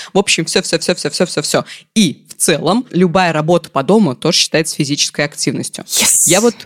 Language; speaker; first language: Russian; native; Russian